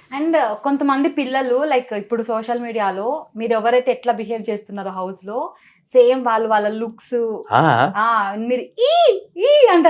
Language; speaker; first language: Telugu; native; Telugu